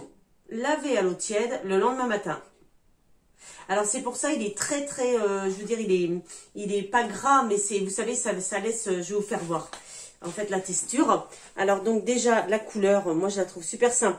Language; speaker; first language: French; native; French